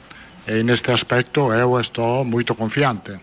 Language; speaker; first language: Portuguese; non-native, fluent; Italian